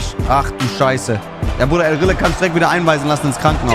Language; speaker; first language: German; native; German